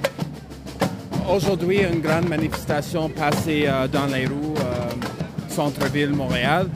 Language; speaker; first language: French; non-native, learner; English